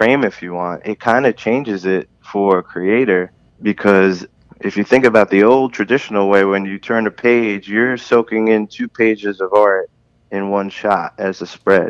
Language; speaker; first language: English; native; English